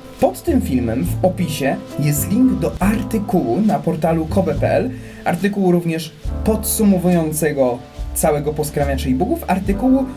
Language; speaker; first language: Polish; native; Polish